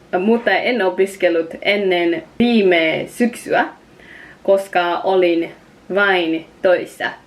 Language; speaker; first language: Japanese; native; Japanese